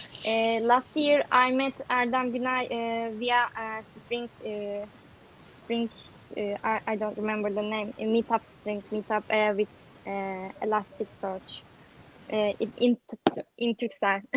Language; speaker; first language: English; non-native, learner; Turkish